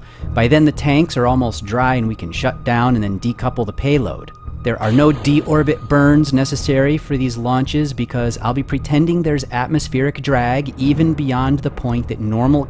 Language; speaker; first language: English; native; English